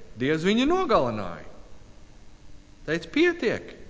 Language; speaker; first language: Latvian; non-native, learner; English